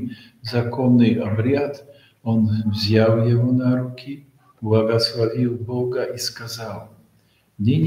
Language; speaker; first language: Russian; non-native, fluent; Polish